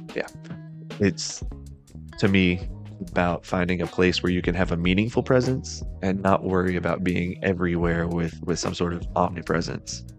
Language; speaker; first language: English; native; English